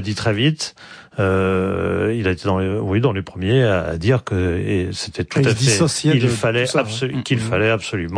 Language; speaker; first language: French; native; French